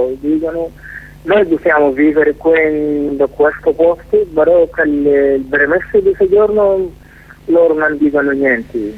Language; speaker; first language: Italian; non-native, learner; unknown